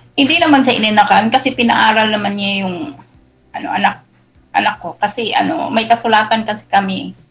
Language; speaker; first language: Filipino; non-native, local second language; Cebuano